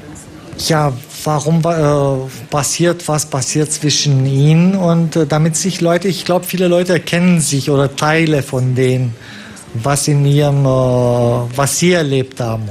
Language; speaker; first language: German; non-native, fluent; Romanian